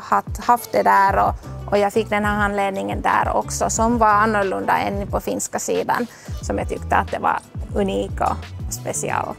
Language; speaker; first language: Swedish; non-native, local second language; Finnish